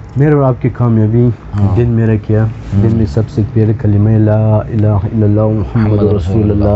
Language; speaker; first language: Hindi; non-native, learner; Pashto